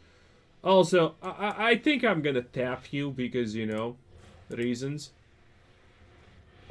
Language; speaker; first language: English; non-native, fluent; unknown